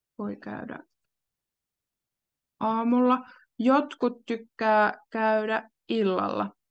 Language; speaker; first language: Finnish; native; Finnish